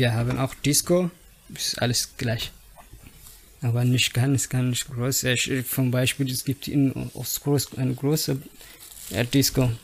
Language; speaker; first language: German; non-native, learner; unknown